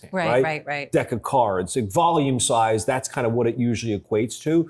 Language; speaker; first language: English; native; English